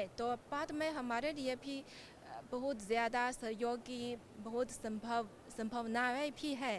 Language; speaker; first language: Hindi; non-native, fluent; Chinese